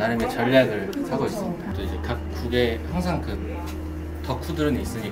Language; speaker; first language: Korean; native; Korean